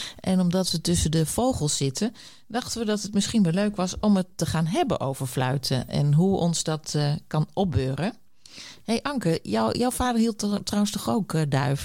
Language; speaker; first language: Dutch; native; Dutch